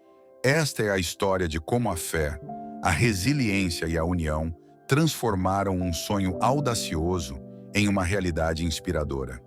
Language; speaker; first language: Portuguese; native; Portuguese